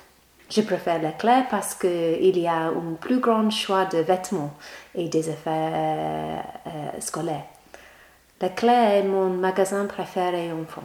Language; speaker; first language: French; non-native, learner; English